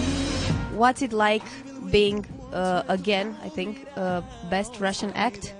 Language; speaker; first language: English; non-native, fluent; Romanian